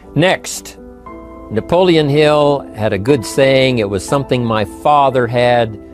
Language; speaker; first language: English; native; English